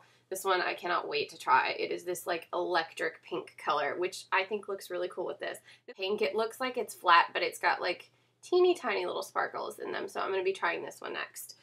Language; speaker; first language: English; native; English